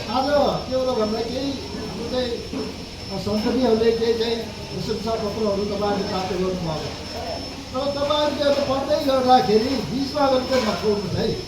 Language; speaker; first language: Nepali; non-native, local second language; Eastern Tamang